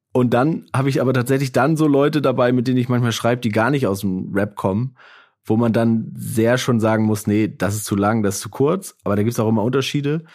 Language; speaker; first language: German; native; German